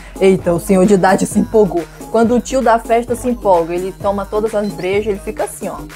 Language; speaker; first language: Portuguese; native; Portuguese